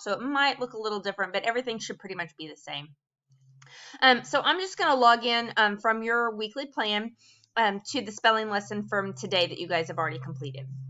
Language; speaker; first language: English; native; English